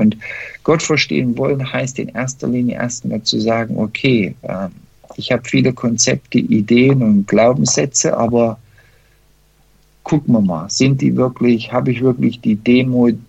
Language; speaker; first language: German; early bilingual, heritage; German